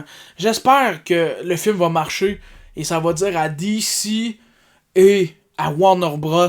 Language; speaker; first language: French; native; French